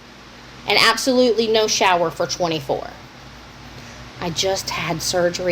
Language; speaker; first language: English; native; English